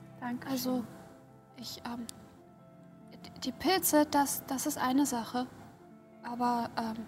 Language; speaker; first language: German; non-native, learner; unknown